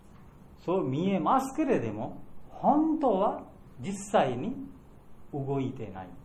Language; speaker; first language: Japanese; non-native, learner; Bangla